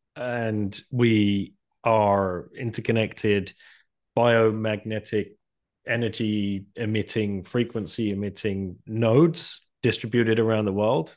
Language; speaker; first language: English; native; English